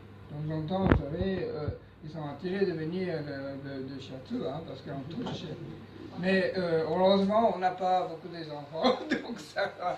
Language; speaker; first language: French; non-native, learner; Japanese